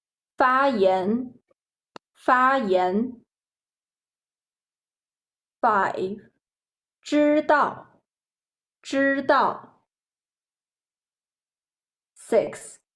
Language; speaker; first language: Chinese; non-native, fluent; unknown